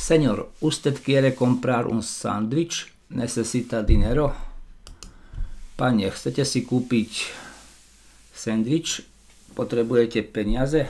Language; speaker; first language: Spanish; non-native, fluent; Slovak